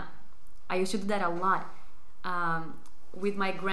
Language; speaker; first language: English; non-native, fluent; Portuguese